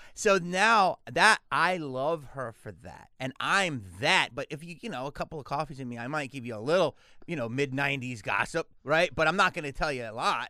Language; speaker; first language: English; native; English